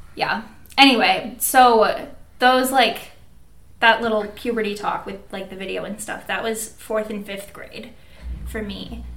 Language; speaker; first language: English; native; English